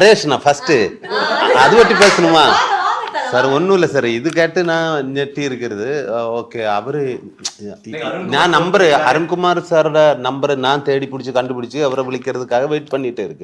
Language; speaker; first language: Tamil; non-native, learner; Malayalam